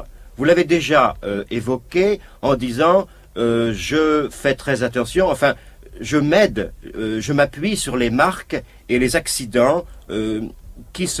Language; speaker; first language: French; native; French